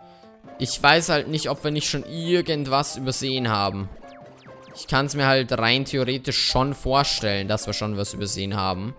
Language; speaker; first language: German; native; German